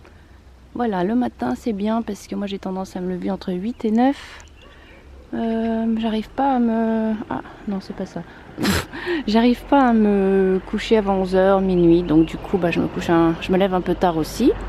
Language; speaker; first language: French; native; French